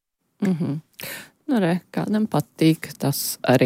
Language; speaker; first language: Latvian; native; Latvian